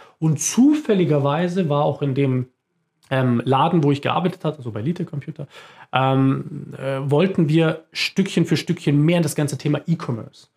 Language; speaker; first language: German; early bilingual, other home language; Croatian